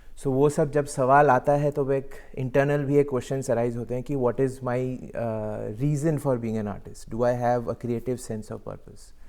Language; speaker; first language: Hindi; non-native, local second language; Bangla